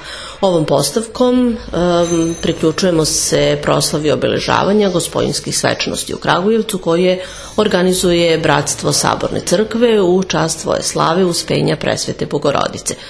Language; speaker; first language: Serbian; native; Serbian